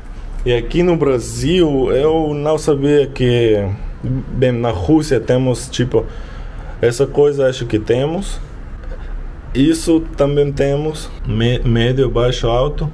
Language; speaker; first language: Portuguese; non-native, learner; Russian